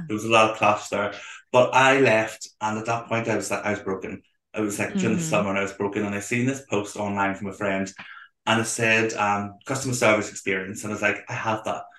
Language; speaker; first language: English; native; English